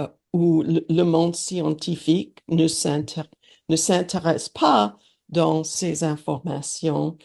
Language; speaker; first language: French; non-native, learner; English